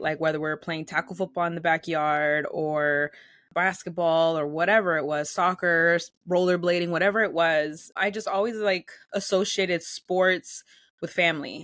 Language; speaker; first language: English; early bilingual, other home language; Spanish